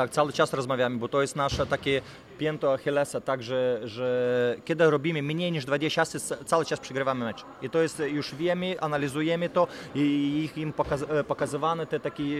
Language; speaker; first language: Polish; non-native, fluent; Lithuanian